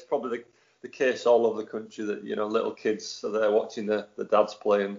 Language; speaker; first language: English; native; English